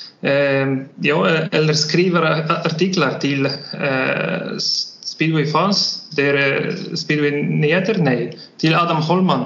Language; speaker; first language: Swedish; non-native, learner; Polish